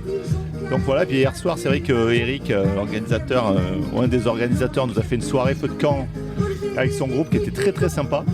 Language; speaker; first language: French; native; French